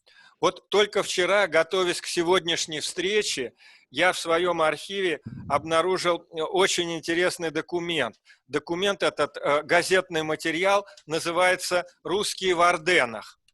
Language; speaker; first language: Russian; native; Russian